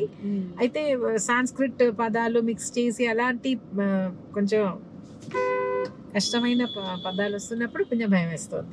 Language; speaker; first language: Telugu; non-native, local second language; Malayalam